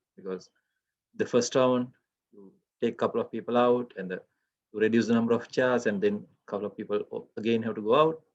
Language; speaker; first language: English; non-native, local second language; Sinhala